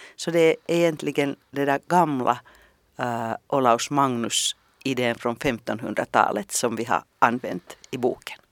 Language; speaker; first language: Swedish; non-native, fluent; Finnish